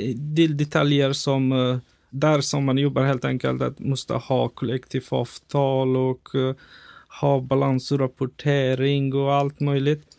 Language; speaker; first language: Swedish; non-native, fluent; Persian